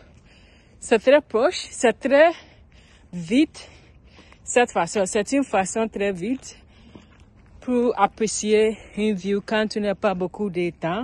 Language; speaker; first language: French; non-native, learner; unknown